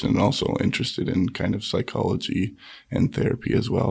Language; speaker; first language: English; native; English